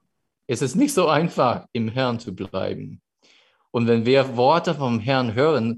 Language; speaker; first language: German; non-native, fluent; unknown